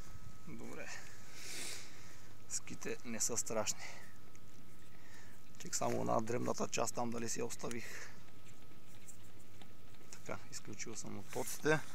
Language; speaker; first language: Bulgarian; native; Bulgarian